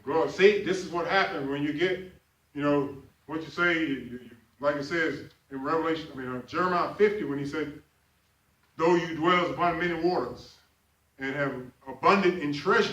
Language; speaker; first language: English; native; English